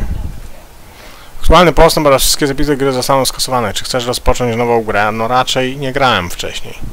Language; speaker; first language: Polish; native; Polish